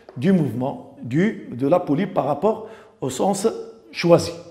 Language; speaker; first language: French; non-native, local second language; Arabic